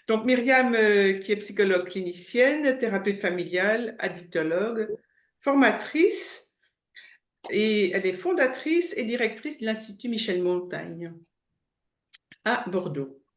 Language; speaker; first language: French; native; French